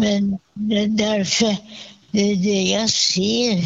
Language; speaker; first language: Swedish; non-native, fluent; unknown